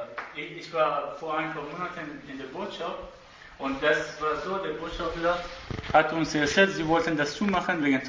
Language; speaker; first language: German; non-native, learner; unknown